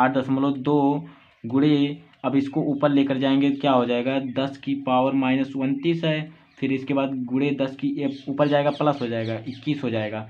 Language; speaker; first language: Hindi; native; Hindi